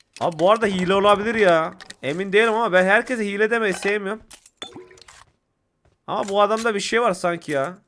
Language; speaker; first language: Turkish; native; Turkish